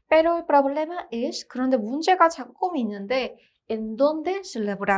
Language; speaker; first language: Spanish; non-native, fluent; Korean